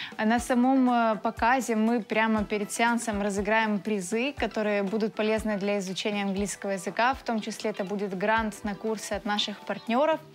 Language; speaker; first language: Russian; native; Russian